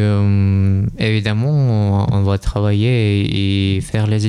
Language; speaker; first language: French; non-native, learner; Russian